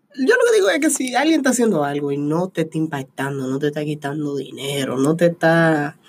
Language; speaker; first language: Spanish; early bilingual, heritage; Spanish